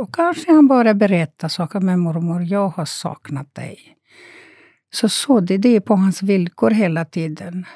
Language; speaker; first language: Swedish; non-native, fluent; Romanian